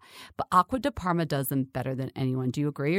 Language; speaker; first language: English; native; English